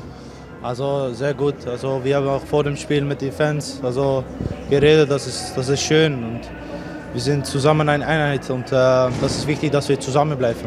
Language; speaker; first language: German; non-native, fluent; Dutch